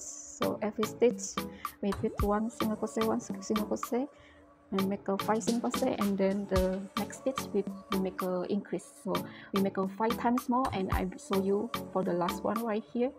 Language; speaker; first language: English; non-native, learner; Indonesian